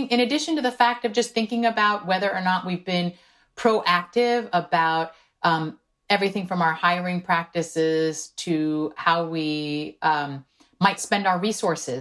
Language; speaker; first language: English; non-native, fluent; Korean